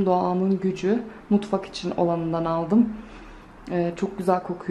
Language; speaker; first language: Turkish; native; Turkish